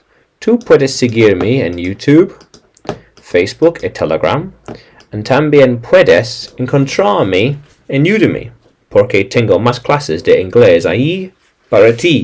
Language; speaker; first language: Spanish; non-native, fluent; English